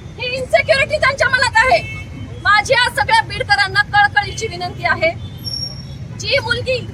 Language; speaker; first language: Marathi; native; Marathi